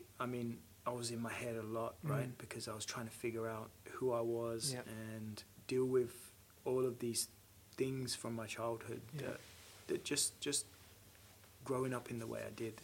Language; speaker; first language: English; native; English